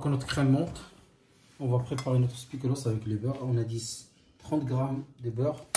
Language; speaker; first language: French; non-native, local second language; Arabic